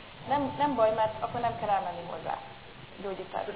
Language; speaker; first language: Hungarian; native; Hungarian